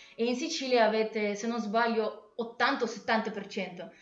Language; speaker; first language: Italian; non-native, fluent; Russian